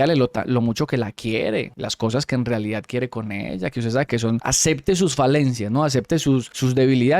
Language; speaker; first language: Spanish; native; Spanish